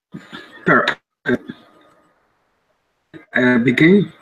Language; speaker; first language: English; non-native, learner; Spanish